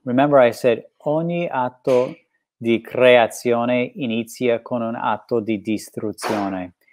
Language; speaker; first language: Italian; non-native, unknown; English